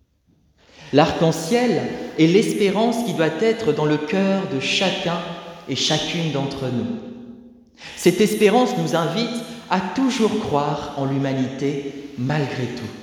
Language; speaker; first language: French; native; French